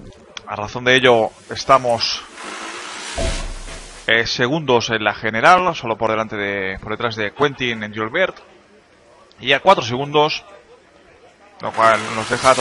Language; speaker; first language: Spanish; native; Spanish